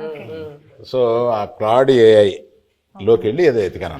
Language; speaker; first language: Telugu; native; Telugu